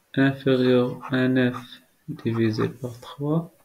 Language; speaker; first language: French; non-native, local second language; Arabic